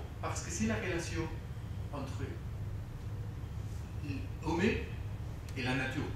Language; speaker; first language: French; non-native, fluent; Spanish